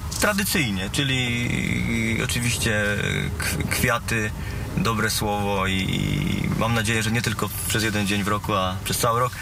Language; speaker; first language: Polish; native; Polish